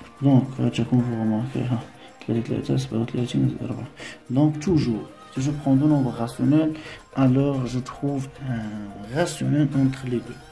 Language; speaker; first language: French; non-native, local second language; Arabic